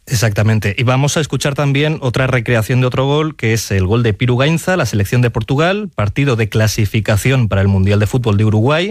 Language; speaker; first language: Spanish; native; Spanish